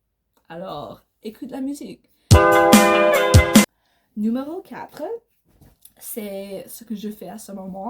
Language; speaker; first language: French; non-native, learner; English